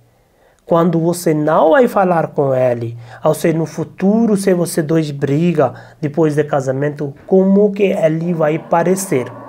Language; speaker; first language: Portuguese; non-native, learner; Hindi